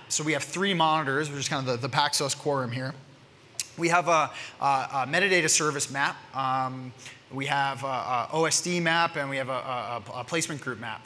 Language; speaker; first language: English; native; English